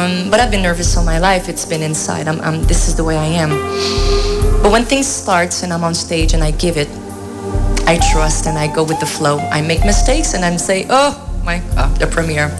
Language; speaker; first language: English; non-native, fluent; French